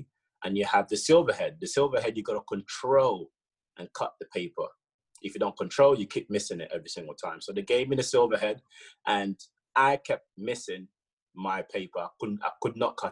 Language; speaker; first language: English; early bilingual, other home language; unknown